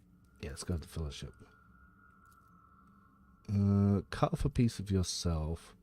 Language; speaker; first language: English; native; English